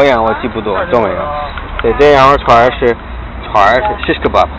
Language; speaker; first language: Chinese; non-native, learner; English